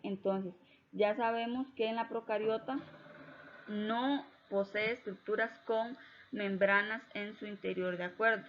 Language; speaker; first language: Spanish; native; Spanish